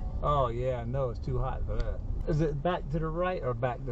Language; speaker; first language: English; native; English